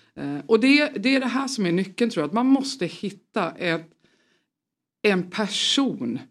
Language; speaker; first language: Swedish; native; Swedish